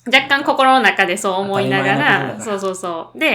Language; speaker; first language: Japanese; native; Japanese